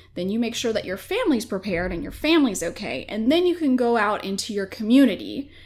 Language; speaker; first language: English; native; English